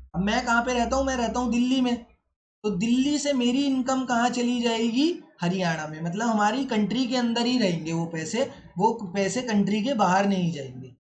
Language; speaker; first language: Hindi; native; Hindi